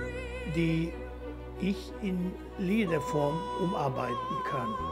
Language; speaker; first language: German; non-native, fluent; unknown